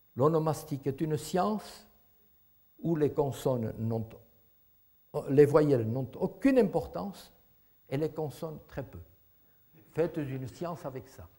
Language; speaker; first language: French; non-native, local second language; Basque